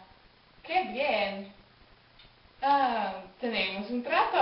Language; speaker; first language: Spanish; non-native, learner; Dutch